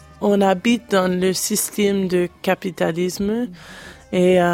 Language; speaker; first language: French; non-native, learner; English